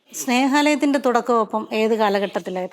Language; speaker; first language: Malayalam; native; Malayalam